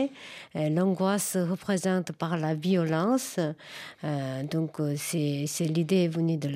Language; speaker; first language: French; non-native, fluent; Korean